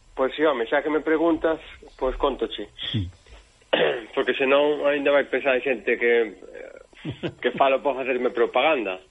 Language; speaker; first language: Galician; native; Galician